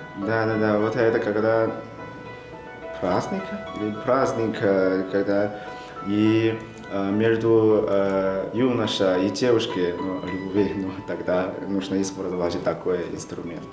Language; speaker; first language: Russian; non-native, learner; Chinese